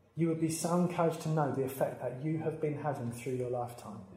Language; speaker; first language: English; native; English